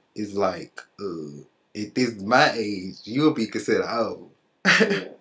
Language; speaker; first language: English; native; English